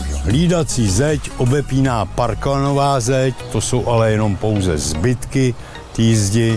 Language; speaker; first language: Czech; native; Czech